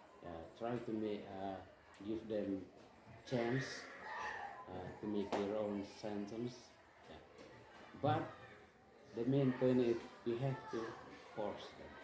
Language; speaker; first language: English; non-native, fluent; Indonesian